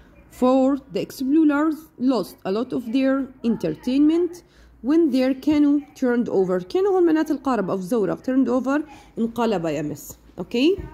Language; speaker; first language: English; non-native, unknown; Arabic